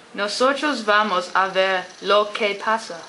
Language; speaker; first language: Spanish; non-native, learner; English